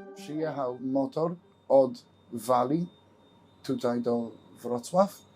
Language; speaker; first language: Polish; non-native, learner; English